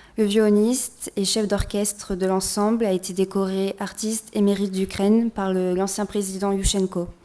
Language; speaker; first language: French; native; French